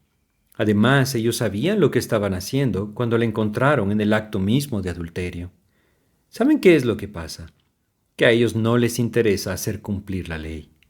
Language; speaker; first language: Spanish; native; Spanish